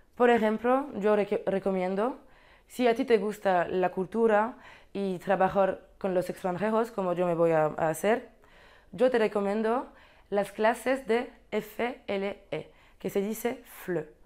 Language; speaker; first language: Spanish; non-native, learner; French